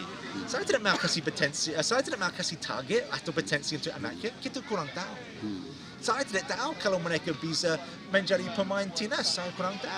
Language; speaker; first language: Indonesian; non-native, fluent; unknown